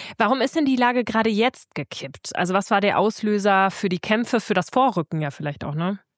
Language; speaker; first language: German; native; German